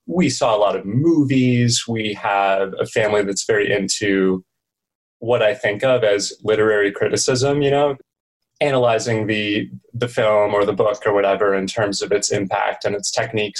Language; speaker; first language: English; native; English